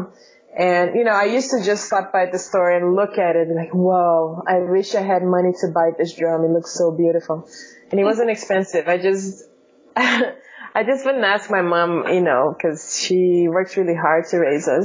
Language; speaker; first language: English; non-native, fluent; Portuguese